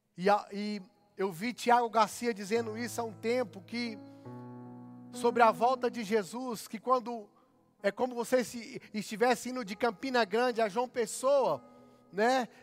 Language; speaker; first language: Portuguese; native; Portuguese